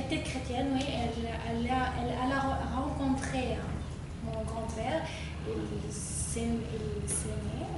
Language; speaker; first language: French; non-native, learner; Arabic